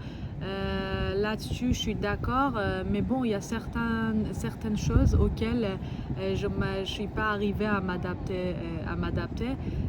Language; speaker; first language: French; non-native, fluent; Persian